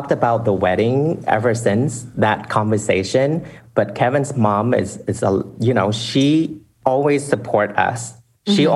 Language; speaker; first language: English; non-native, fluent; Vietnamese